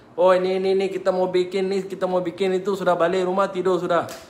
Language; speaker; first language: Malay; non-native, local second language; Tamil